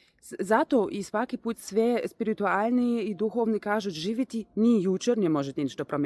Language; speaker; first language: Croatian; non-native, learner; Russian